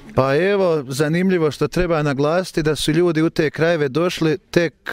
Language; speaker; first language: Croatian; native; Croatian